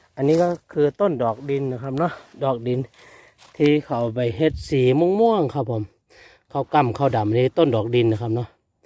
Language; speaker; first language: Thai; non-native, local second language; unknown